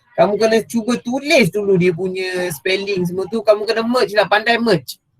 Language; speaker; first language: Malay; non-native, local second language; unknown